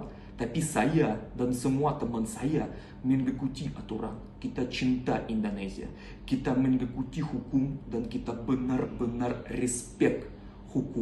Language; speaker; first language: Indonesian; non-native, learner; Russian